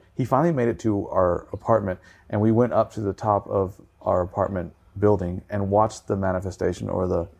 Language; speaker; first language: English; native; English